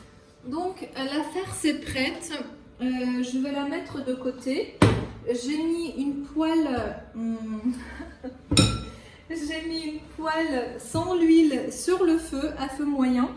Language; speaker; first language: French; non-native, fluent; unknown